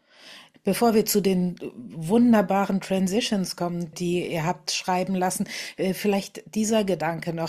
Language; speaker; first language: German; native; German